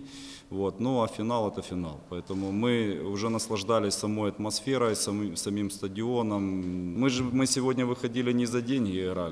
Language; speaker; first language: Russian; native; Russian